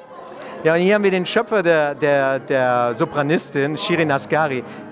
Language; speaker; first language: German; native; German